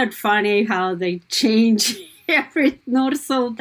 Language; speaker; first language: English; non-native, fluent; Kazakh